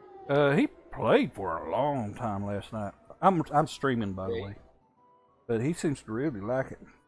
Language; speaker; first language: English; native; English